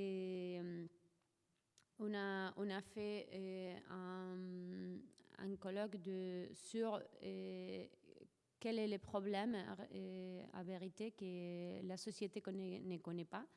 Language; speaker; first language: French; non-native, fluent; Spanish